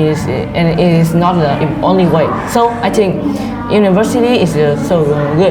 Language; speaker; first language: English; non-native, learner; Vietnamese